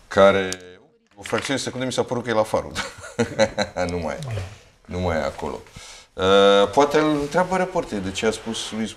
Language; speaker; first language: Romanian; native; Romanian